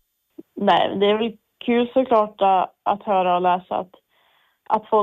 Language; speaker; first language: Swedish; native; Swedish